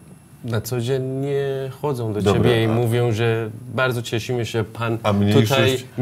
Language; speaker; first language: Polish; non-native, learner; Persian